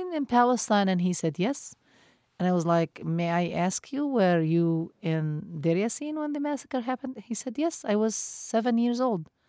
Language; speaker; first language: English; non-native, fluent; Arabic